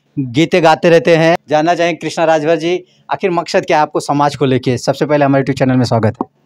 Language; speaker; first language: Hindi; native; Hindi